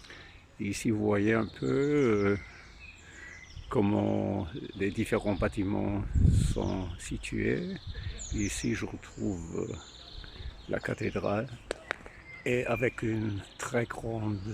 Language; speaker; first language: French; non-native, fluent; German